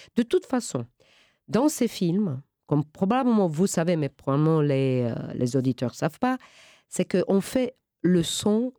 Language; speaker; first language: French; non-native, fluent; Romanian